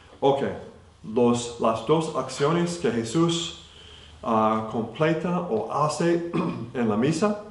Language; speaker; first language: Spanish; non-native, fluent; English